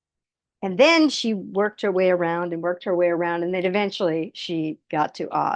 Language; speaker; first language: English; native; English